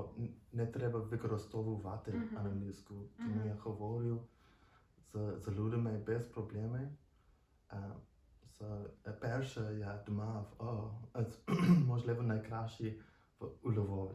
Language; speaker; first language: Ukrainian; non-native, learner; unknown